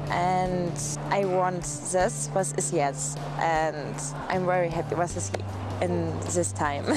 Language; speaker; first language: English; non-native, learner; German